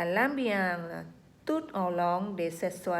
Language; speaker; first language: French; non-native, learner; Vietnamese